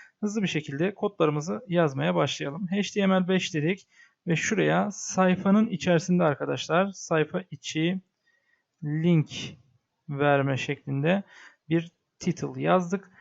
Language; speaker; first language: Turkish; native; Turkish